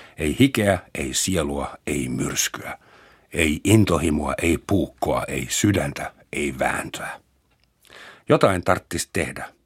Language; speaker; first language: Finnish; non-native, fluent; German